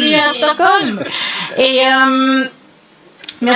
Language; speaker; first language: French; non-native, learner; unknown